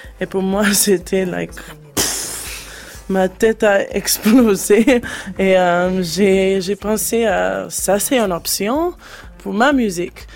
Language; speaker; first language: French; non-native, learner; English